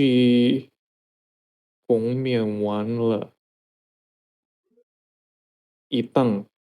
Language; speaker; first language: Chinese; non-native, learner; Indonesian